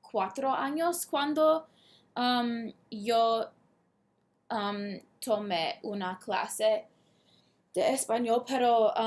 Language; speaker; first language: Spanish; non-native, learner; English